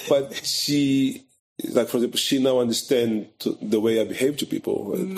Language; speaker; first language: English; non-native, fluent; Portuguese